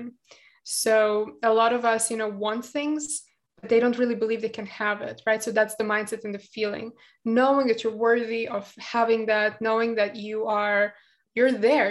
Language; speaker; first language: English; non-native, fluent; German